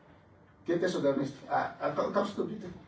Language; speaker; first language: German; non-native, fluent; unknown